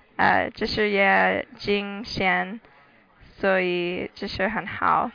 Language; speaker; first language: Chinese; non-native, learner; English